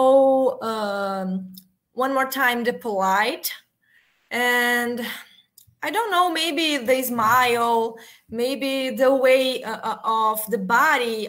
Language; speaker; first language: English; non-native, learner; Portuguese